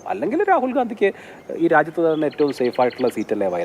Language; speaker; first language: Malayalam; native; Malayalam